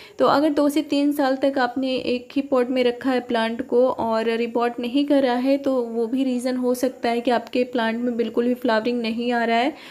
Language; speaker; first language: Hindi; native; Hindi